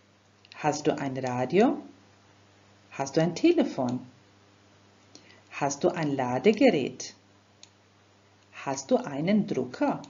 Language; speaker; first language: German; non-native, fluent; Croatian